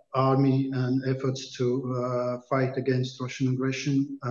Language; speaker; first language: English; non-native, fluent; Latvian